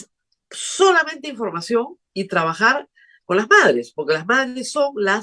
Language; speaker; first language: Spanish; native; Spanish